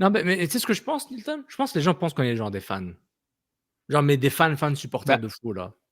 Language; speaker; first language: French; native; French